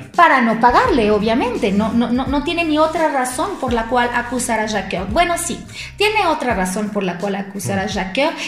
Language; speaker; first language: Spanish; non-native, fluent; French